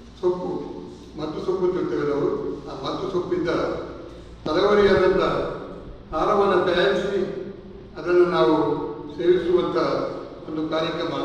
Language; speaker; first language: Kannada; non-native, local second language; Kodava